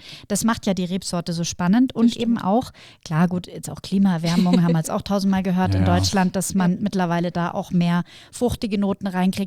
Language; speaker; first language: German; native; German